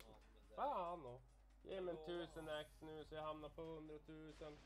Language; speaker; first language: Swedish; native; Swedish